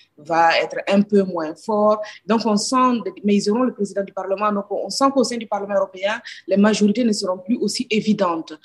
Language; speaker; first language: French; non-native, local second language; Dutch